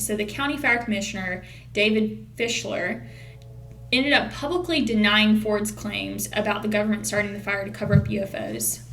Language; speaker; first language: English; native; English